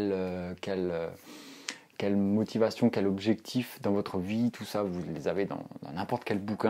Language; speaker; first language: French; native; French